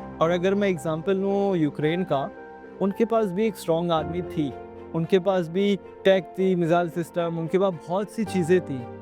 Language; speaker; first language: Urdu; early bilingual, heritage; Urdu